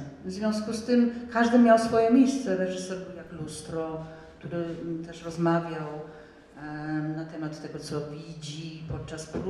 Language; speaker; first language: Polish; non-native, fluent; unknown